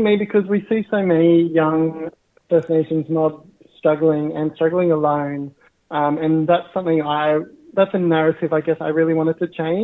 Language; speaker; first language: English; native; English